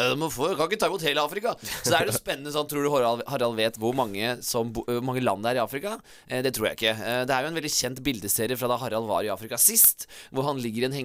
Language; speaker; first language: Norwegian; native; Norwegian